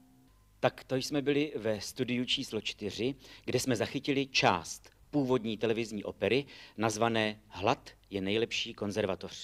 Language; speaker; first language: Czech; native; Czech